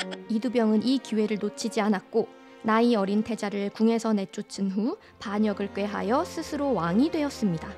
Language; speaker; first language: Korean; native; Korean